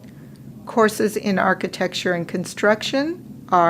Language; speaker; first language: English; native; English